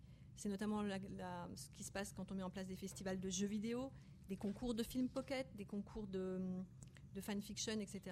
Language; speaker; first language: French; native; French